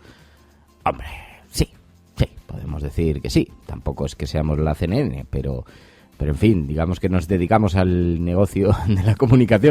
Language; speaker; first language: Spanish; native; Spanish